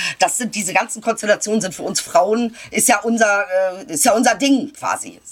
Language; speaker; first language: German; early bilingual, other home language; Turkish